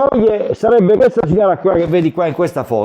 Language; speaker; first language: Italian; native; Italian